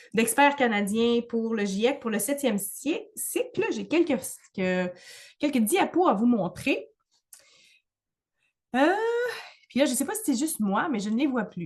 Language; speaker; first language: French; native; French